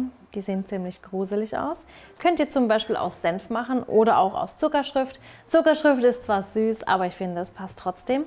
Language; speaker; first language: German; native; German